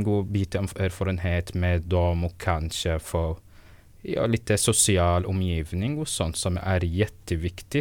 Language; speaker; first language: Swedish; non-native, fluent; Arabic